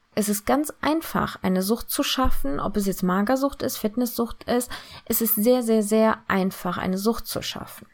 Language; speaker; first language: German; early bilingual, other home language; Turkish